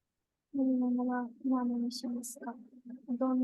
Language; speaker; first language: Japanese; non-native, learner; Bangla